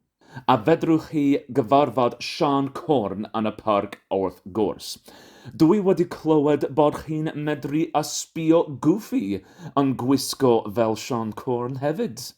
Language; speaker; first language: Welsh; non-native, fluent; English